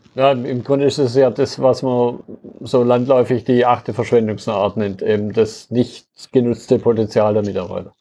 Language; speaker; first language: German; native; German